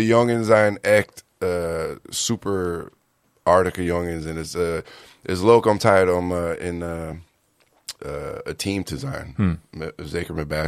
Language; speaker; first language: Dutch; non-native, learner; English